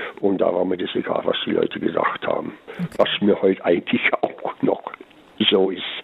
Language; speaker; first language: German; native; German